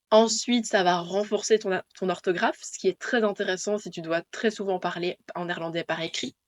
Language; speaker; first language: French; native; French